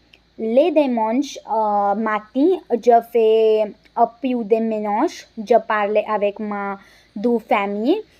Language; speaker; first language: French; non-native, learner; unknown